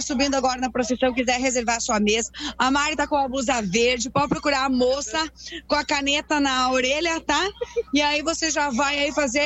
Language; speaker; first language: Portuguese; native; Portuguese